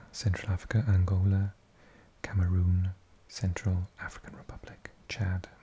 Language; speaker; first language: English; native; English